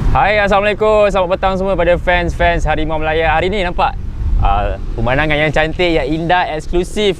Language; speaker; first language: Malay; native; Malay